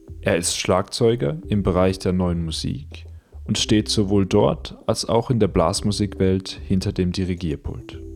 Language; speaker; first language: German; native; German